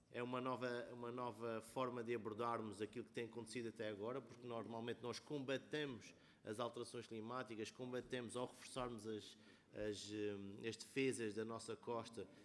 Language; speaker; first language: Portuguese; native; Portuguese